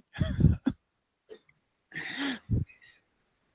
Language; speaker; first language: English; non-native, fluent; Dutch